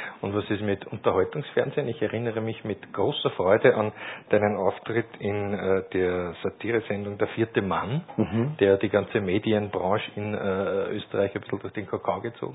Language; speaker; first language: German; native; German